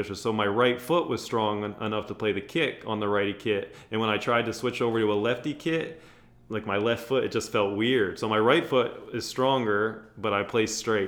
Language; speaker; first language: English; native; English